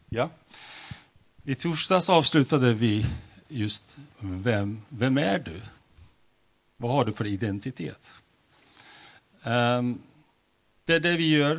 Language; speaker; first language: Swedish; non-native, fluent; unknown